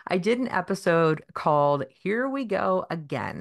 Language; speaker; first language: English; native; English